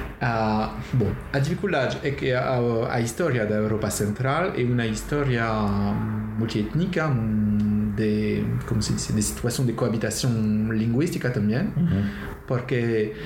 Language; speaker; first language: Portuguese; non-native, learner; French